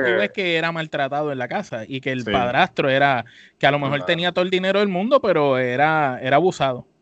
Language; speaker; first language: Spanish; native; Spanish